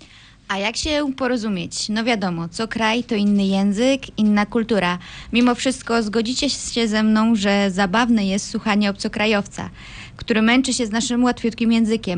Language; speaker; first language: Polish; native; Polish